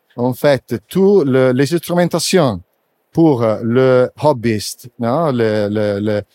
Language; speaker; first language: French; non-native, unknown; Italian